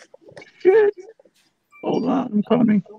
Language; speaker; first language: English; native; English